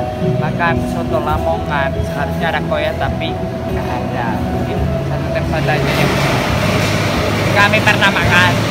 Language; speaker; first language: Indonesian; non-native, fluent; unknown